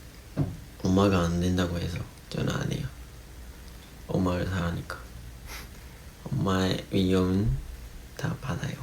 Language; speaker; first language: Korean; non-native, fluent; Japanese